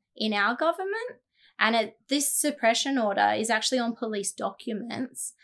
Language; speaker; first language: English; native; English